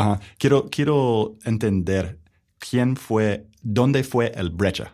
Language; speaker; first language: Spanish; non-native, learner; English